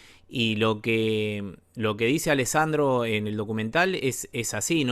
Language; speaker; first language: Spanish; native; Spanish